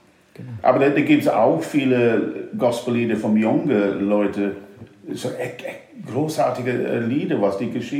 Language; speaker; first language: German; non-native, fluent; English